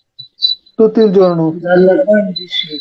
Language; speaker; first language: Italian; non-native, learner; Bangla